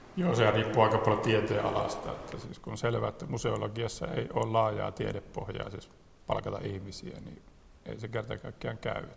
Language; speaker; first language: Finnish; native; Finnish